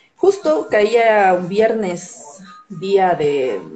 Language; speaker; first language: Spanish; native; Spanish